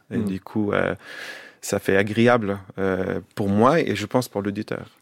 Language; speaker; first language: French; non-native, fluent; Arabic